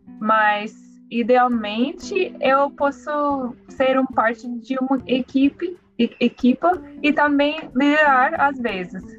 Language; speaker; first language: Portuguese; non-native, learner; English